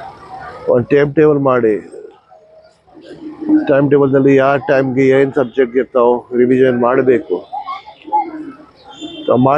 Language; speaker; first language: Kannada; non-native, local second language; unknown